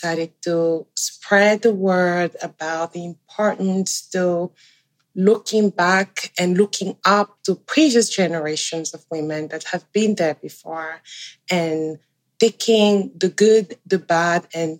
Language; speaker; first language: English; non-native, local second language; French